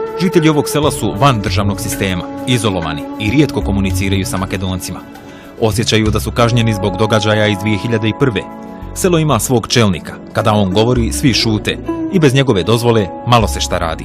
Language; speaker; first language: Bosnian; native; Bosnian